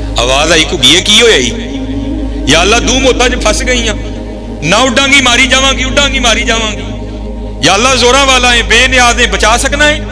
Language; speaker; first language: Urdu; non-native, local second language; Punjabi